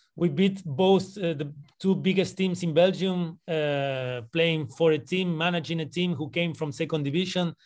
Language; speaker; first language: English; non-native, fluent; Spanish